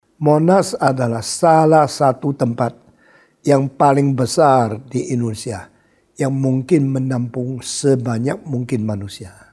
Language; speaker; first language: Indonesian; non-native, fluent; Min Nan Chinese